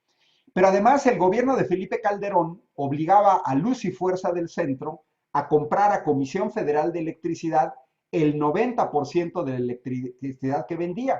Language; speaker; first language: Spanish; native; Spanish